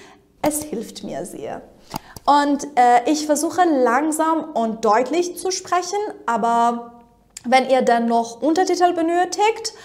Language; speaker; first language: German; non-native, fluent; Persian